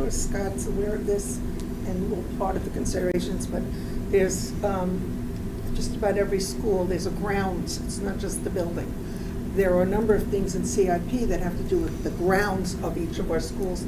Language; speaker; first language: English; native; English